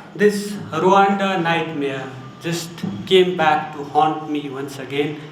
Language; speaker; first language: English; non-native, local second language; Nepali